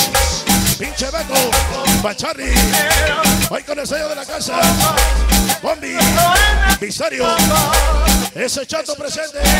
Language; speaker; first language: Spanish; native; Spanish